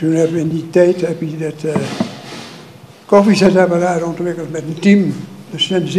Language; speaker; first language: Dutch; native; Dutch